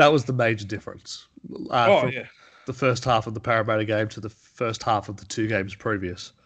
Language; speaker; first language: English; native; English